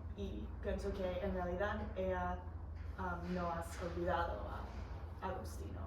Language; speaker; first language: Spanish; non-native, fluent; English